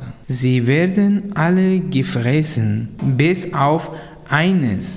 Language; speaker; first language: German; non-native, learner; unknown